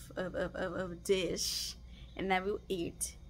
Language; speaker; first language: English; non-native, learner; Portuguese